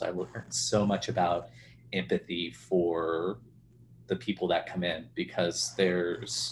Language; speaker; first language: English; native; English